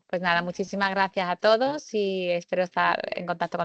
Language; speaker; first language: Spanish; native; Spanish